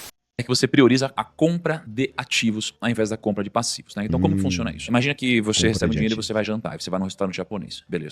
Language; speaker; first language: Portuguese; native; Portuguese